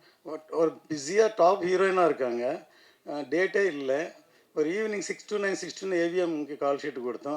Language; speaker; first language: Tamil; native; Tamil